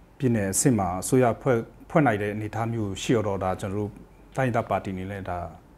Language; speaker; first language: Burmese; non-native, local second language; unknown